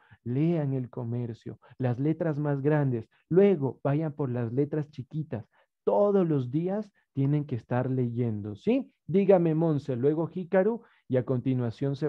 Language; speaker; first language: Spanish; native; Spanish